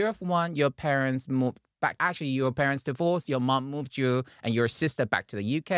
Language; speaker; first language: English; non-native, fluent; Chinese